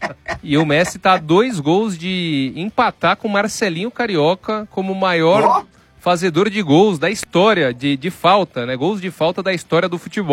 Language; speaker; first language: Portuguese; native; Portuguese